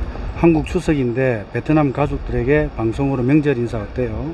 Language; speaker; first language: Korean; native; Korean